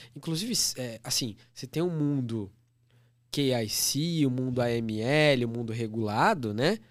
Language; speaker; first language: Portuguese; native; Portuguese